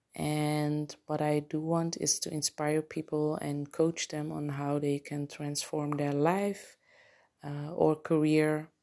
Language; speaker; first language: English; non-native, fluent; Papiamento